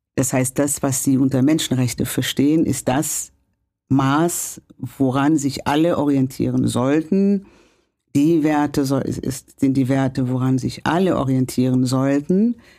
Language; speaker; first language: German; non-native, fluent; Kinyarwanda